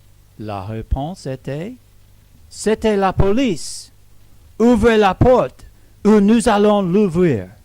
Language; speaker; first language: French; non-native, learner; English